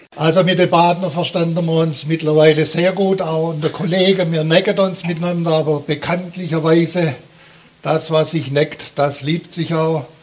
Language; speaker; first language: German; native; German